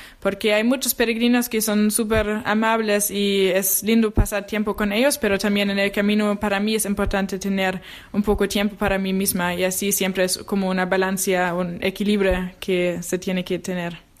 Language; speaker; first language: Spanish; non-native, fluent; German